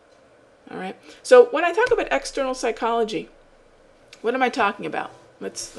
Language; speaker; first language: English; native; English